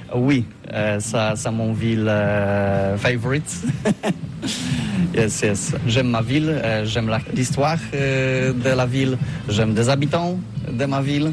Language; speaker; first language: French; non-native, learner; Polish